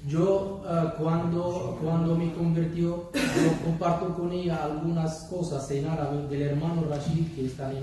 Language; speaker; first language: Spanish; non-native, learner; Arabic